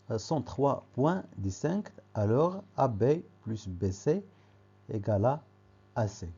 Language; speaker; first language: French; non-native, local second language; Arabic